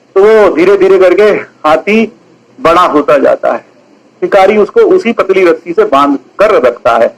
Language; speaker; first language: Hindi; native; Hindi